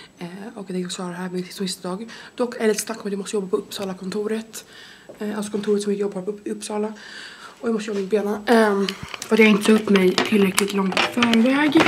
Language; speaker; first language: Swedish; native; Swedish